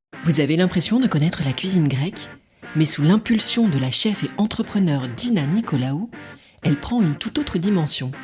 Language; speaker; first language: French; native; French